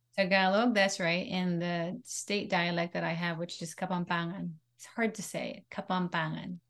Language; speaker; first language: English; non-native, local second language; Pampanga